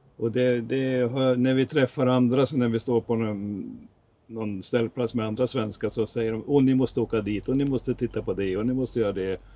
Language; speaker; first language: Swedish; native; Swedish